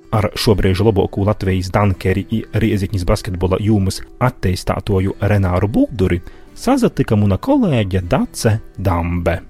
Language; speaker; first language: Latvian; native; Latvian